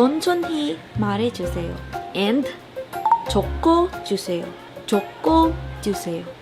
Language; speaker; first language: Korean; non-native, learner; Filipino